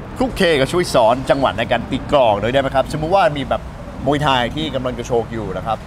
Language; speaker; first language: Thai; non-native, fluent; English